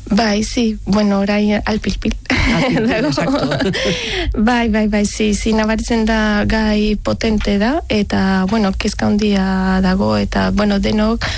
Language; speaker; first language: Basque; non-native, fluent; Spanish